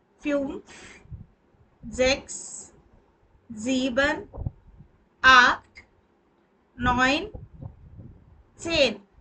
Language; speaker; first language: German; non-native, fluent; Hindi